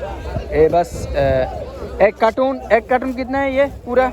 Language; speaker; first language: Hindi; non-native, learner; Bangla